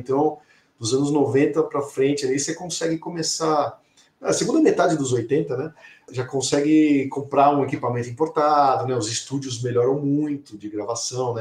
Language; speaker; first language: Portuguese; native; Portuguese